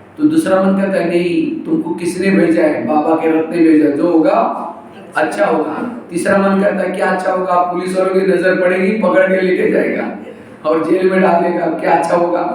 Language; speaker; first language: Hindi; non-native, local second language; Marathi